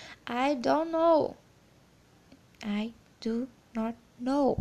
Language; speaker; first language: English; non-native, learner; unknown